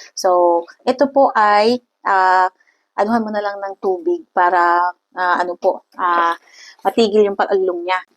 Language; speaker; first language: Filipino; non-native, local second language; Cebuano